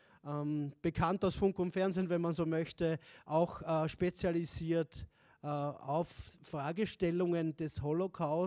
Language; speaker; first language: German; native; German